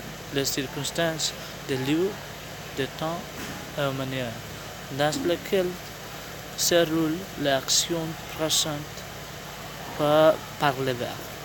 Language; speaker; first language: French; non-native, learner; Spanish